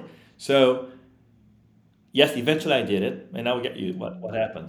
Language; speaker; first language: English; non-native, fluent; Korean